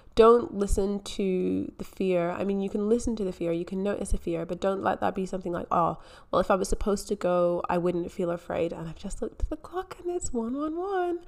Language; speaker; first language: English; native; English